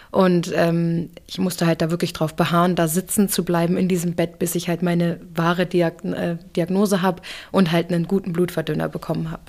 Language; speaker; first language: German; early bilingual, other home language; English